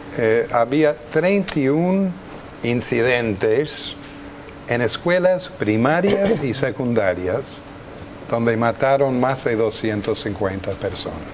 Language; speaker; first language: Spanish; non-native, fluent; English